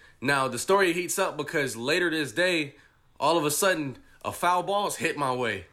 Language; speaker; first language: English; native; English